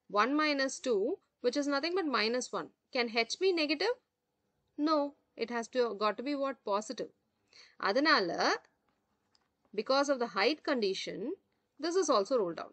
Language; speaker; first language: English; non-native, local second language; Tamil